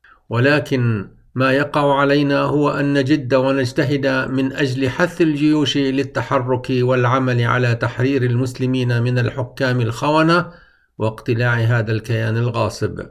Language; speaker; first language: Arabic; native; Arabic